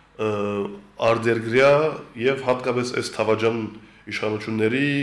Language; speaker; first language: Armenian; early bilingual, heritage; Armenian